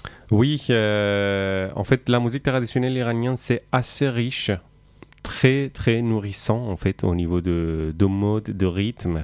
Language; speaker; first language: French; non-native, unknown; Persian